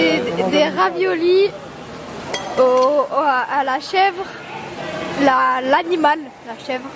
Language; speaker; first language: French; native; French